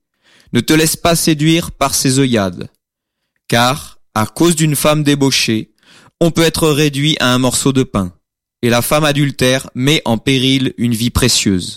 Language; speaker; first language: French; native; French